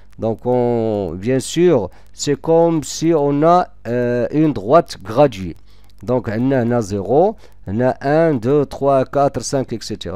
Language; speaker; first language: French; non-native, local second language; Arabic